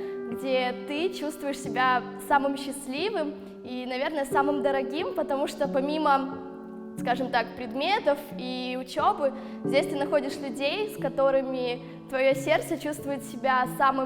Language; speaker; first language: Russian; native; Russian